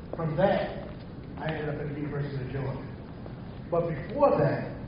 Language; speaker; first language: English; native; English